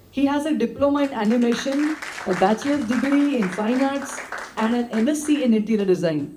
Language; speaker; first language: English; non-native, local second language; Marathi